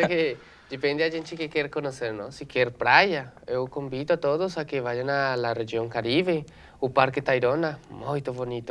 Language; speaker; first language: Portuguese; non-native, learner; Spanish